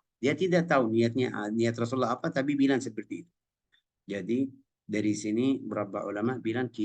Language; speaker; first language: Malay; non-native, fluent; Arabic